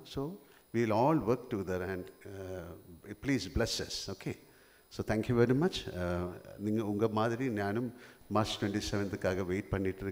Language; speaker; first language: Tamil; non-native, learner; Malayalam